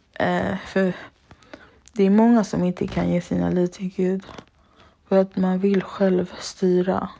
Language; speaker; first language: Swedish; early bilingual, other home language; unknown